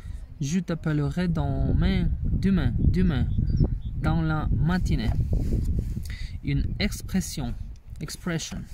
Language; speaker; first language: French; non-native, learner; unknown